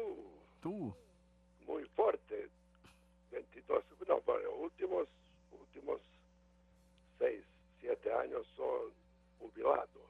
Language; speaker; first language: Spanish; non-native, learner; Serbian